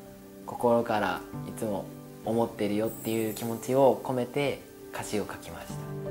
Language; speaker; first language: Japanese; native; Japanese